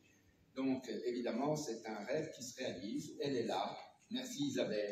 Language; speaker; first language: French; native; French